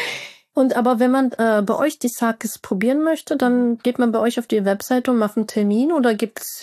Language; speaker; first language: German; native; German